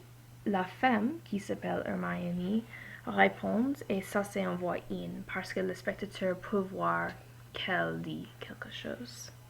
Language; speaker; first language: French; non-native, learner; English